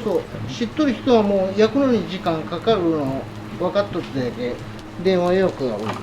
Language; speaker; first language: Japanese; native; Japanese